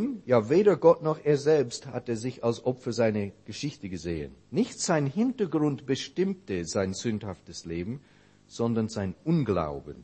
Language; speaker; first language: German; non-native, fluent; English